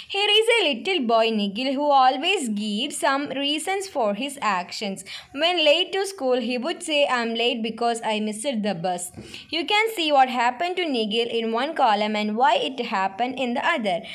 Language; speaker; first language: English; non-native, local second language; Malayalam